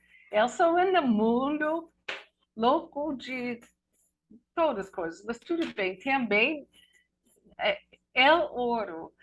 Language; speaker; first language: Portuguese; non-native, learner; English